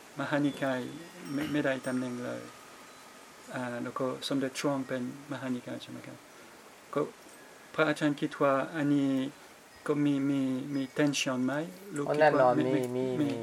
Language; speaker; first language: Thai; non-native, fluent; French